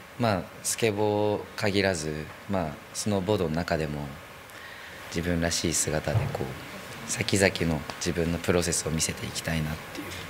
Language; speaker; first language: Japanese; native; Japanese